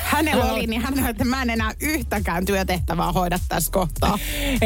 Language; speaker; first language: Finnish; native; Finnish